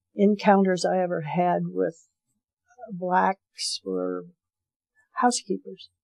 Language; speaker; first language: English; native; English